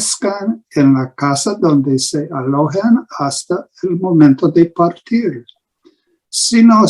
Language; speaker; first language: Spanish; non-native, learner; English